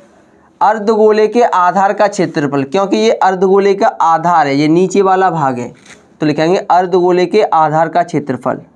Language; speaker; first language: Hindi; native; Hindi